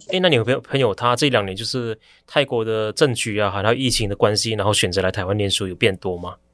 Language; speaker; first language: Chinese; native; Chinese